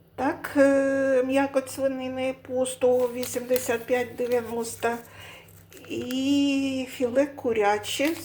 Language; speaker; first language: Ukrainian; non-native, local second language; Russian